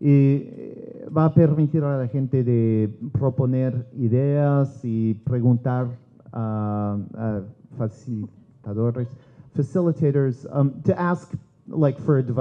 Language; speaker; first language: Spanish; non-native, learner; English